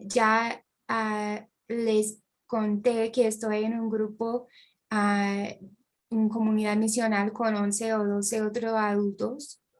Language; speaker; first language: Spanish; non-native, fluent; English